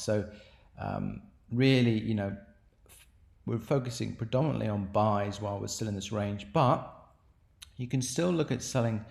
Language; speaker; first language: English; native; English